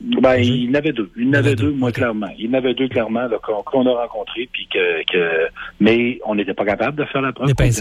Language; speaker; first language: French; native; French